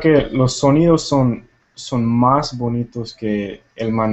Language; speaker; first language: Spanish; non-native, fluent; Tamil